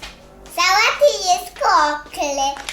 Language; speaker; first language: Polish; early bilingual, other home language; Russian